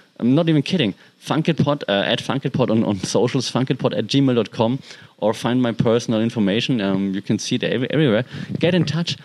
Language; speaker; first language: English; non-native, fluent; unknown